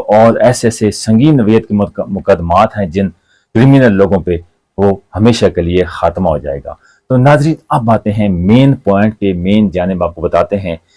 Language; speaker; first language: Urdu; non-native, local second language; Punjabi